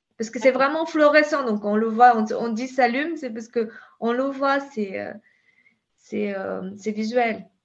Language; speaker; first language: French; non-native, fluent; Portuguese